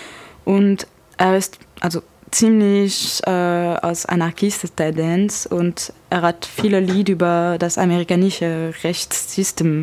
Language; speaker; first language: German; non-native, learner; French